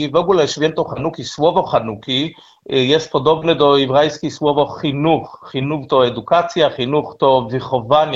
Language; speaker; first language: Polish; non-native, learner; Hebrew